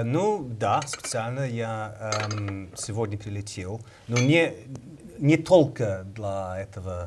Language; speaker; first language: Russian; non-native, learner; English